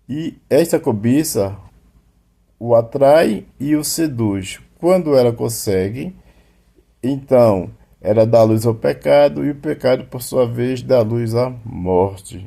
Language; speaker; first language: Portuguese; native; Portuguese